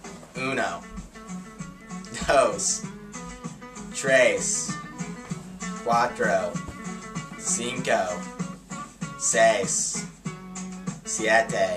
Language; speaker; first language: Spanish; non-native, learner; English